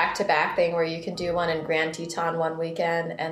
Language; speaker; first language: English; early bilingual, other home language; Vietnamese